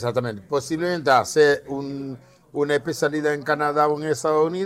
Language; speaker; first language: Spanish; non-native, fluent; Haitian Creole